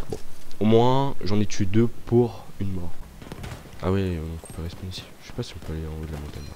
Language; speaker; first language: French; native; French